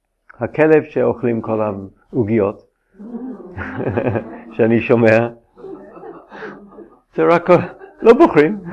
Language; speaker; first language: Hebrew; non-native, fluent; English